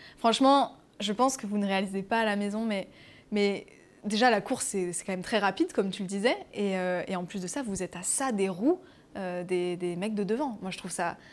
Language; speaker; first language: French; native; French